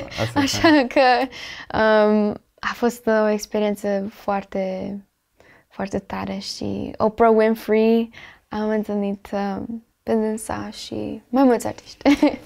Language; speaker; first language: Romanian; early bilingual, heritage; Romanian